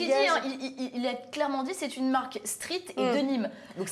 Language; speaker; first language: French; native; French